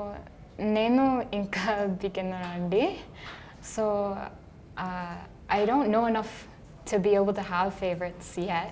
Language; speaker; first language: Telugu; non-native, learner; English